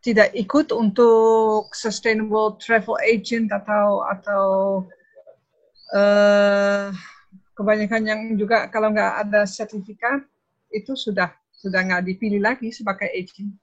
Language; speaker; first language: Indonesian; non-native, fluent; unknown